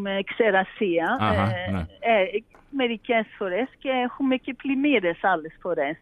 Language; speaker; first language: Greek; early bilingual, heritage; Greek